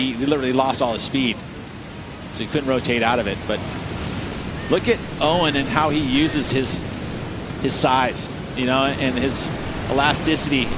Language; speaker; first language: English; native; English